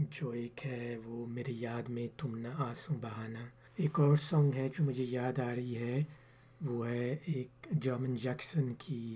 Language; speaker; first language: Urdu; early bilingual, heritage; Urdu